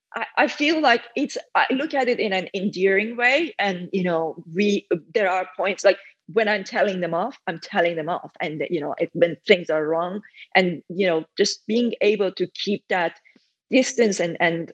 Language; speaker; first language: English; non-native, fluent; Persian